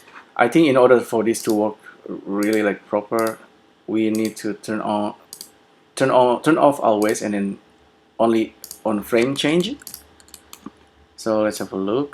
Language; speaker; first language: English; non-native, fluent; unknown